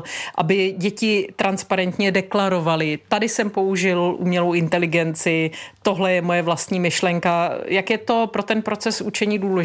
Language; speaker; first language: Czech; native; Czech